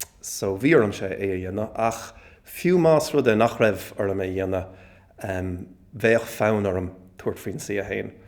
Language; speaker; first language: Irish; non-native, local second language; English